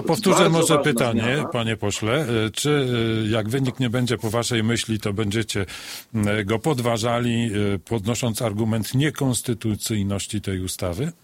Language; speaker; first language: Polish; native; Polish